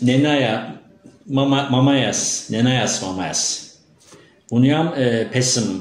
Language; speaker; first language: Albanian; non-native, learner; Turkish